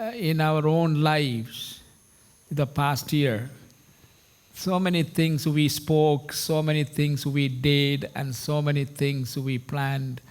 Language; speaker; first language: English; non-native, local second language; Hindi